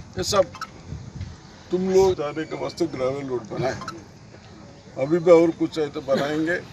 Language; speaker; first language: Hindi; non-native, local second language; Telugu